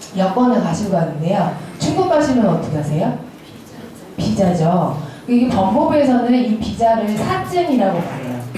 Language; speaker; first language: Korean; native; Korean